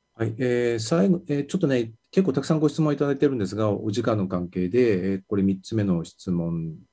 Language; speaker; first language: Japanese; native; Japanese